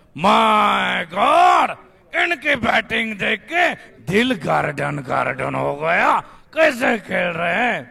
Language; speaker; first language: Hindi; non-native, local second language; Marathi